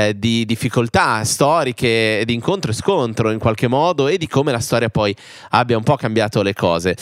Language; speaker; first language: Italian; native; Italian